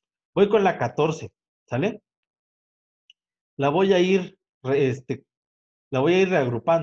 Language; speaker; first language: Spanish; native; Spanish